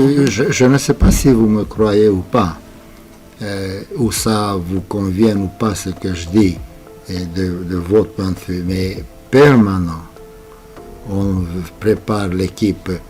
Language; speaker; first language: French; non-native, fluent; Romanian